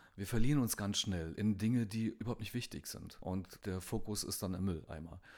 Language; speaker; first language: German; native; German